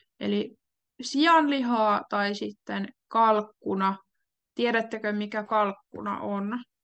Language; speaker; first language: Finnish; native; Finnish